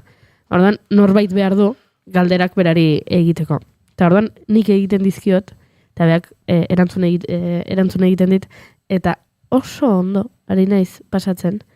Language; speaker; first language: Basque; native; Basque